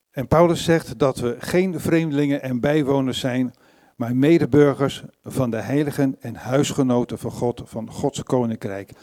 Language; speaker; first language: Dutch; native; Dutch